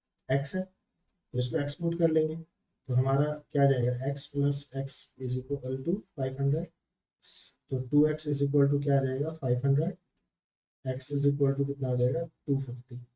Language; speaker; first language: Hindi; native; Hindi